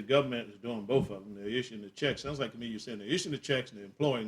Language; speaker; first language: English; native; English